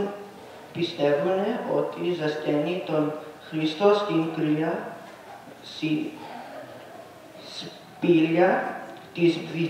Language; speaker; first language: Greek; early bilingual, heritage; Greek